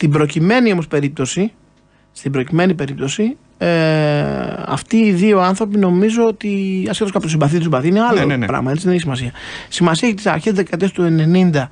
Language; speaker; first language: Greek; native; Greek